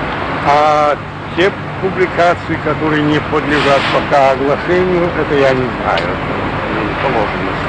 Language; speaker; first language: Russian; non-native, local second language; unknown